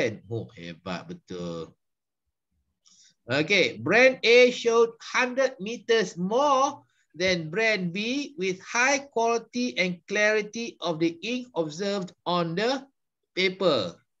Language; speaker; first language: English; non-native, local second language; Malay